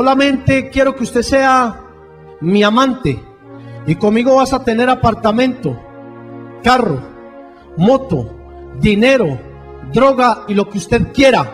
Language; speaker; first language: Spanish; native; Spanish